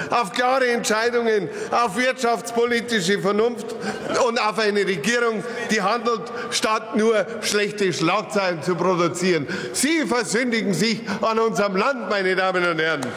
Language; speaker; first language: German; native; German